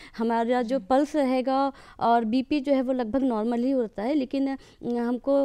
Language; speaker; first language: Hindi; native; Hindi